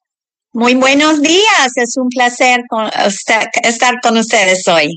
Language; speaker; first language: Spanish; early bilingual, other home language; English